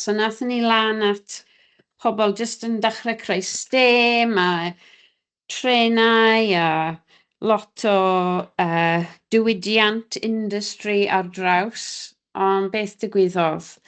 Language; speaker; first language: Welsh; native; Welsh